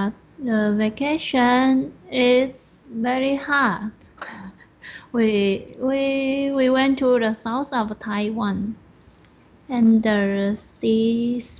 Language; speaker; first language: English; non-native, learner; Chinese